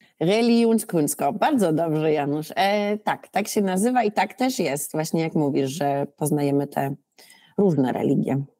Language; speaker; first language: Polish; early bilingual, heritage; Polish